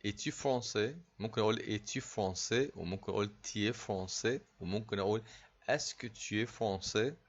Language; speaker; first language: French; non-native, fluent; Arabic